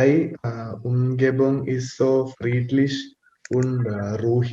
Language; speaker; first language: German; non-native, learner; Malayalam